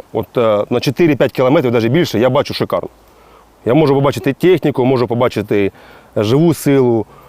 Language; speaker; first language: Ukrainian; non-native, local second language; Russian